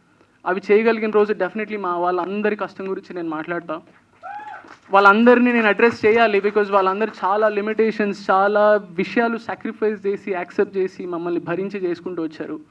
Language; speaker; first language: Telugu; native; Telugu